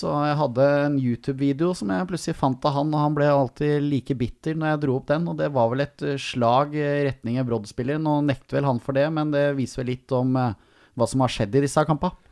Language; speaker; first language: Norwegian; native; Norwegian